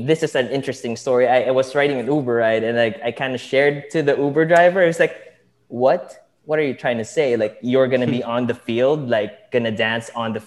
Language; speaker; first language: English; non-native, local second language; Filipino